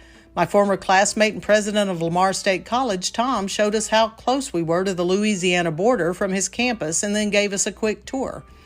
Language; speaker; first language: English; native; English